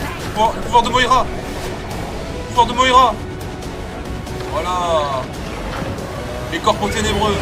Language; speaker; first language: French; native; French